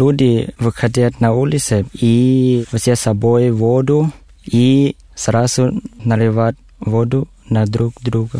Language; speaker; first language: Russian; non-native, learner; Thai